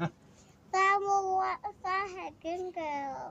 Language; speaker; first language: Danish; early bilingual, other home language; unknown